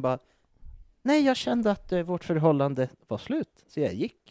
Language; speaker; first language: Swedish; native; Swedish